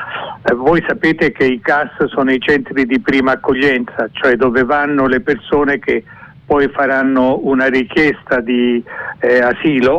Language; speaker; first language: Italian; native; Italian